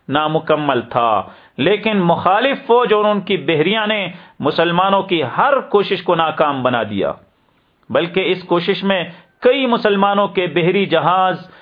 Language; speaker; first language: Urdu; native; Urdu